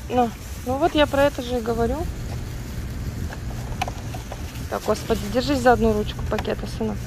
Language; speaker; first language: Russian; native; Russian